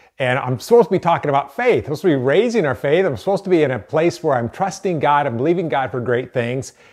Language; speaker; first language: English; native; English